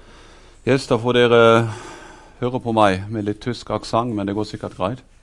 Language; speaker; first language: Norwegian; non-native, fluent; German